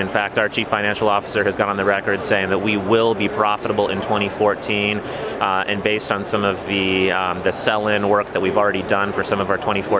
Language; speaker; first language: English; native; English